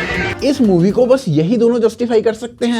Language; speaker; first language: Hindi; native; Hindi